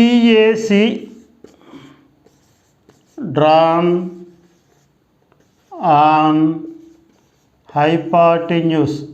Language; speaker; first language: English; non-native, local second language; Telugu